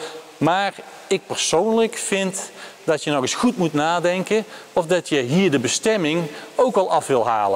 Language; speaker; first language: Dutch; native; Dutch